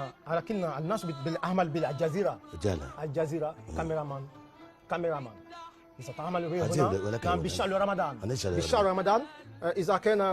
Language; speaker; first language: Arabic; non-native, learner; Wolof